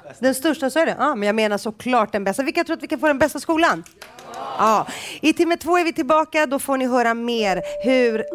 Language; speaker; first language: Swedish; early bilingual, other home language; Greek